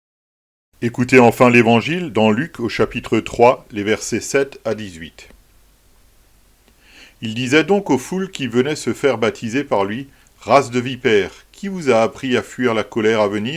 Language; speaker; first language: French; native; French